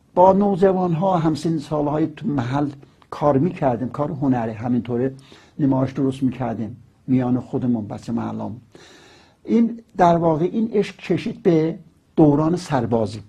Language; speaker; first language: Persian; non-native, local second language; Azerbaijani